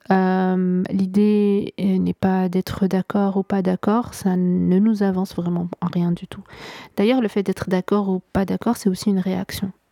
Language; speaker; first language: French; non-native, local second language; Arabic